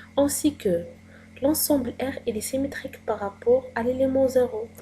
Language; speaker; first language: French; non-native, local second language; Arabic